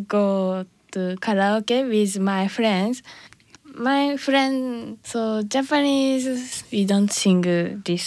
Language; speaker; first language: English; non-native, learner; Japanese